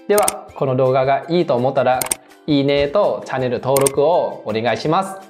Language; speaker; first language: Japanese; non-native, fluent; Vietnamese